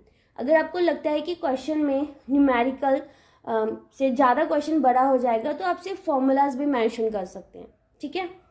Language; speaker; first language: Hindi; native; Hindi